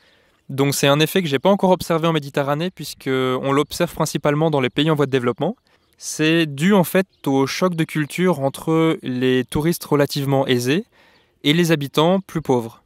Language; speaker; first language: French; native; French